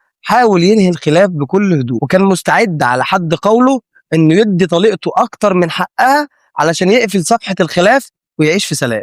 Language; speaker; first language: Arabic; native; Arabic